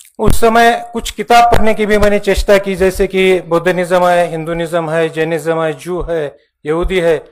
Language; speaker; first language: Hindi; non-native, local second language; Marathi